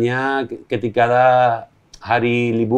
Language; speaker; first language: Indonesian; non-native, learner; Spanish